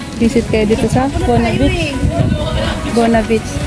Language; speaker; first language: Filipino; native; Filipino